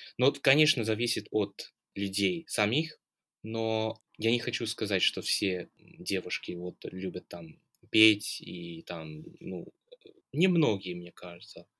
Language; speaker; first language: Russian; non-native, fluent; English